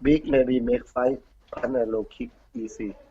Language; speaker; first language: English; non-native, learner; Thai